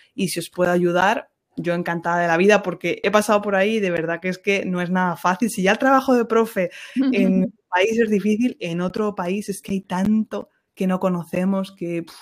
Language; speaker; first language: Spanish; native; Spanish